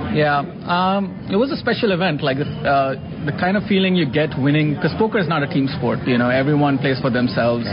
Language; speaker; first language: English; non-native, local second language; Hindi